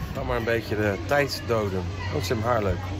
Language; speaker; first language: Dutch; native; Dutch